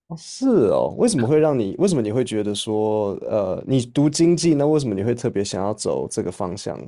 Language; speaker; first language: Chinese; native; Chinese